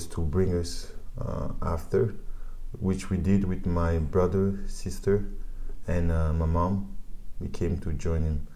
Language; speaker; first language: English; non-native, fluent; French